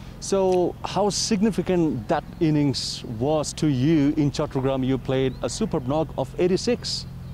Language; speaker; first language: English; non-native, local second language; Bangla